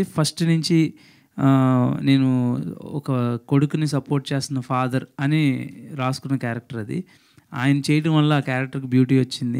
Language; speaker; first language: Telugu; native; Telugu